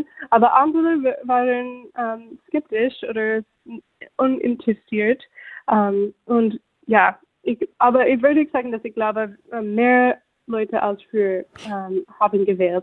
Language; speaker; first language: German; non-native, fluent; English